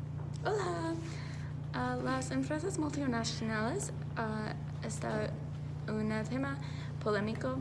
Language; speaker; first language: Spanish; non-native, learner; English